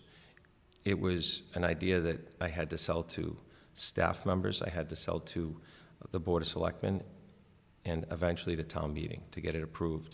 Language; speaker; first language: English; native; English